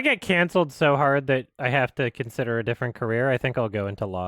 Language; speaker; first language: English; native; English